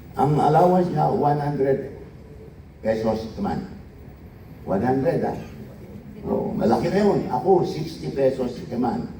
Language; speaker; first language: Filipino; non-native, local second language; Iloko